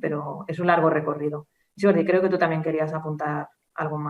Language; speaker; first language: Spanish; native; Spanish